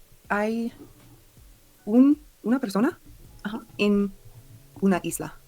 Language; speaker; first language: Spanish; non-native, learner; English